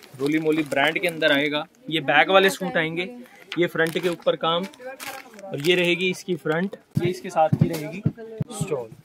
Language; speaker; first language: Hindi; native; Hindi